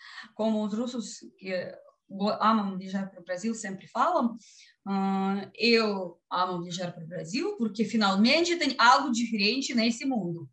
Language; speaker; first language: Portuguese; non-native, learner; Russian